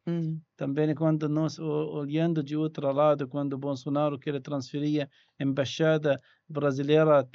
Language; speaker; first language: Portuguese; non-native, learner; Arabic